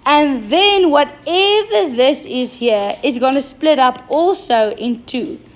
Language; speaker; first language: English; non-native, local second language; Afrikaans